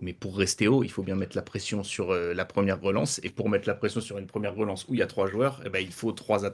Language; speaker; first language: French; native; French